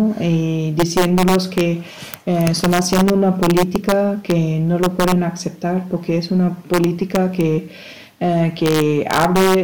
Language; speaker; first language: Spanish; non-native, learner; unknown